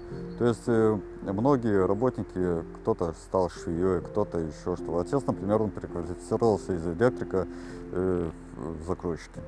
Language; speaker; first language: Russian; native; Russian